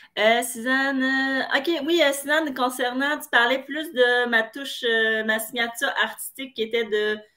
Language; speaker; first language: French; native; French